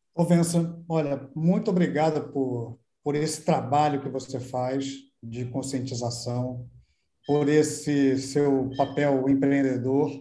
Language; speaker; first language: Portuguese; native; Portuguese